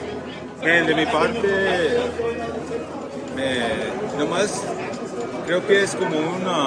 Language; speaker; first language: Spanish; early bilingual, heritage; Spanish